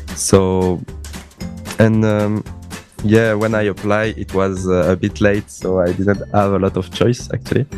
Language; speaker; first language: English; non-native, fluent; French